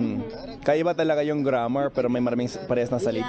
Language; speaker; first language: Filipino; non-native, fluent; English